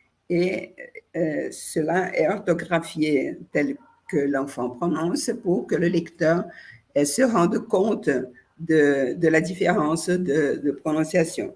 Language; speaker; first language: French; non-native, fluent; Portuguese